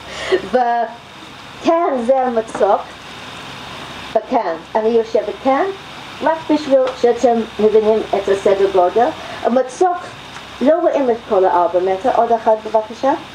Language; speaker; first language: Hebrew; non-native, fluent; English